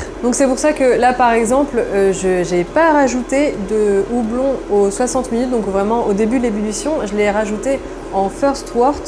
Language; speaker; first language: French; native; French